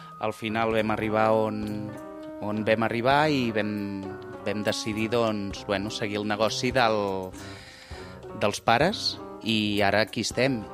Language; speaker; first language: Catalan; native; Catalan